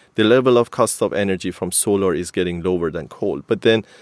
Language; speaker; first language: English; non-native, fluent; Persian